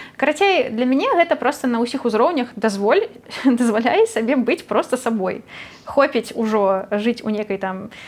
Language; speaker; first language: Belarusian; non-native, local second language; Russian